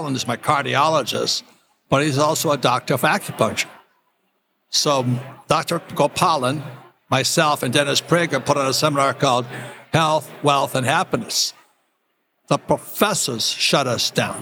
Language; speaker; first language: English; native; English